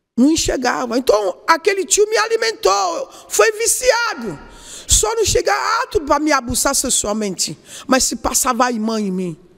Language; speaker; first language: Portuguese; non-native, learner; Yoruba